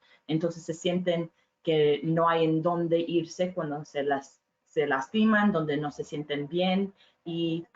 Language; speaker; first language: Spanish; non-native, fluent; English